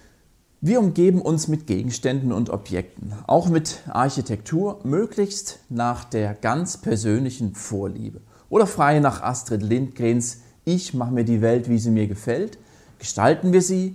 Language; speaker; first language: German; native; German